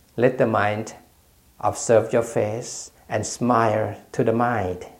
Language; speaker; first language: English; non-native, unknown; Thai